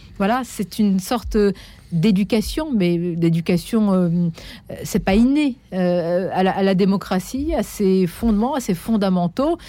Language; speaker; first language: French; non-native, local second language; Arabic